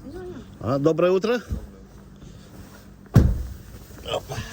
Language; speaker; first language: Russian; non-native, learner; Lithuanian